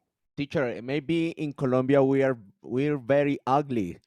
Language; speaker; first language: English; non-native, learner; Spanish